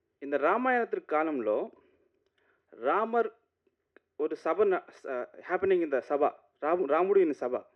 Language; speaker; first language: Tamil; non-native, learner; Telugu